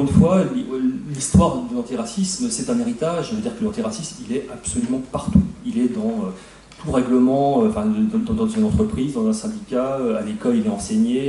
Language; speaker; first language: French; native; French